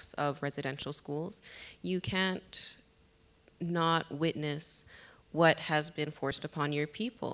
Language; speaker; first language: English; native; English